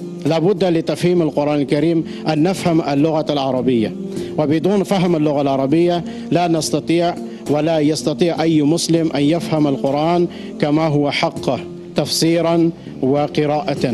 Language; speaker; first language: Arabic; non-native, fluent; Urdu